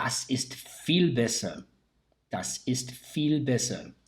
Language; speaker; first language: German; early bilingual, heritage; English